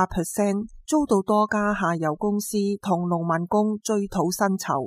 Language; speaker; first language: Chinese; non-native, local second language; Cantonese